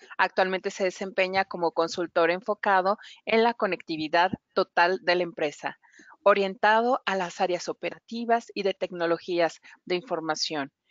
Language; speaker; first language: Spanish; native; Spanish